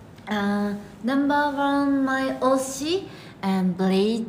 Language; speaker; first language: English; non-native, learner; Japanese